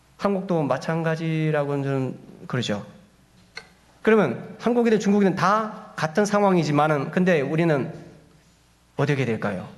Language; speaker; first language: Korean; native; Korean